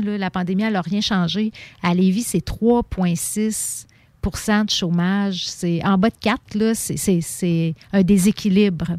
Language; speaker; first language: French; native; French